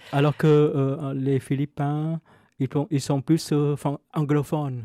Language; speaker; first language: French; non-native, fluent; Vietnamese